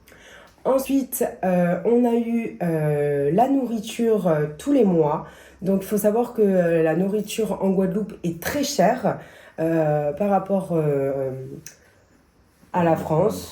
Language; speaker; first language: French; native; French